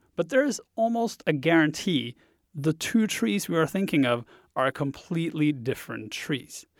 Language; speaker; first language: English; non-native, fluent; Norwegian